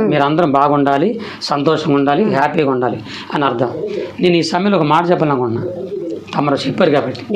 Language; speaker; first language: Telugu; non-native, local second language; Koya